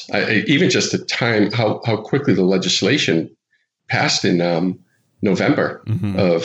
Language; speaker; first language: English; native; English